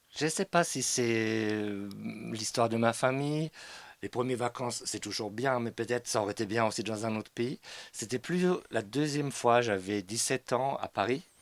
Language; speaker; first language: French; non-native, fluent; German